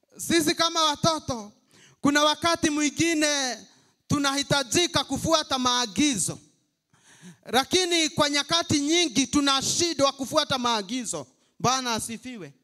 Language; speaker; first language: Swahili; non-native, local second language; Kikuyu